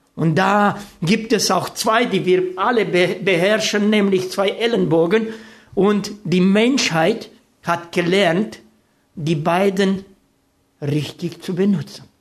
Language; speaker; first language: German; non-native, fluent; Romanian